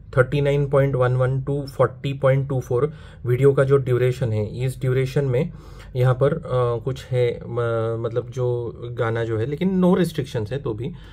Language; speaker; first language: Hindi; non-native, local second language; Marathi